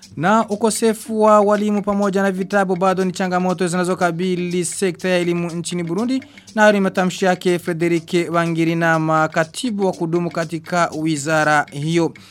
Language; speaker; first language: Swahili; non-native, local second language; Rundi